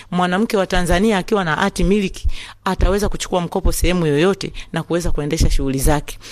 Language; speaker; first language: Swahili; native; Swahili